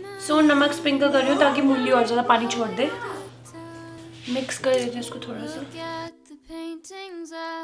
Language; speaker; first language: Hindi; native; Hindi